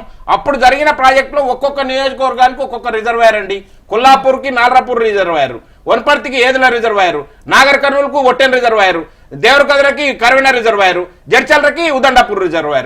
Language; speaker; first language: Telugu; native; Telugu